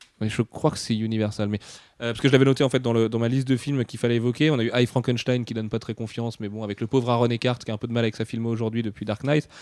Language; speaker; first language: French; native; French